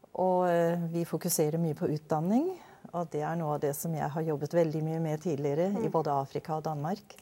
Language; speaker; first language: Norwegian; early bilingual, other home language; Danish